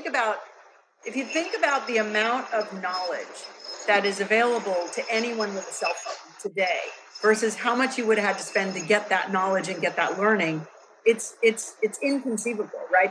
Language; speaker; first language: English; native; English